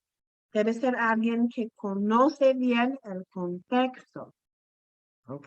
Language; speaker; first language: Spanish; non-native, fluent; English